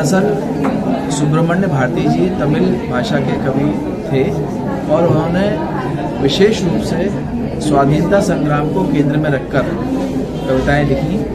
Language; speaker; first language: Hindi; native; Hindi